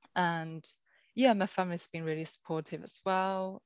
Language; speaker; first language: English; non-native, fluent; Chinese